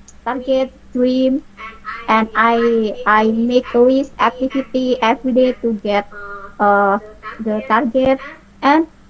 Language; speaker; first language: English; non-native, learner; Indonesian